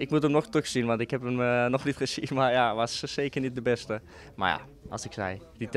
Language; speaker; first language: Dutch; non-native, fluent; Danish